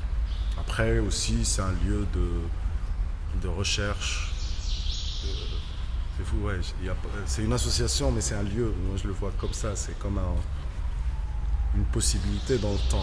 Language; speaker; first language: French; non-native, local second language; Arabic